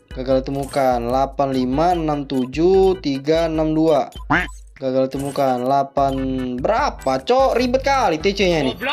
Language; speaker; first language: Indonesian; native; Indonesian